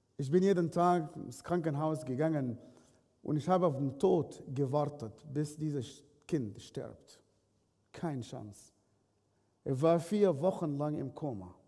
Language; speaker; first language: German; non-native, fluent; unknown